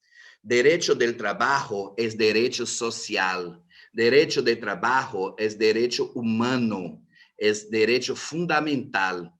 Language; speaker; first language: Spanish; non-native, fluent; Portuguese